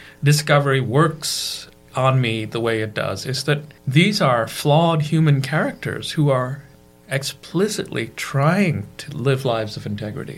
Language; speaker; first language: English; non-native, local second language; Malayalam